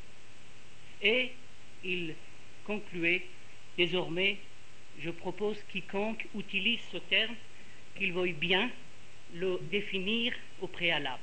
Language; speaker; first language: French; non-native, fluent; Persian